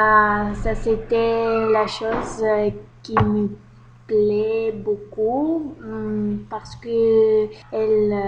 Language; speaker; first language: French; non-native, learner; Bulgarian